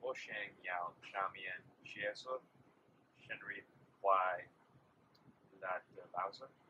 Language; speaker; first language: Chinese; non-native, learner; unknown